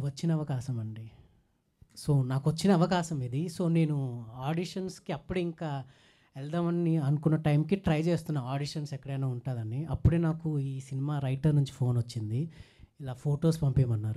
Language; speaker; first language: Telugu; native; Telugu